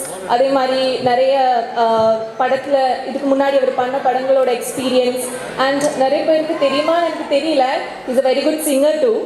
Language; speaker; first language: Tamil; non-native, fluent; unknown